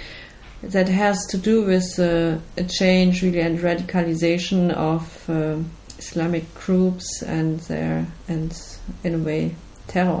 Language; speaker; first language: English; non-native, fluent; German